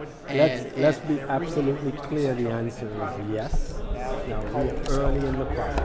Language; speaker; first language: English; native; English